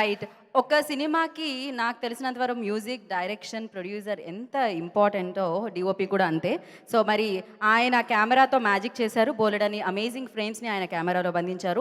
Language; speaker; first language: Telugu; native; Telugu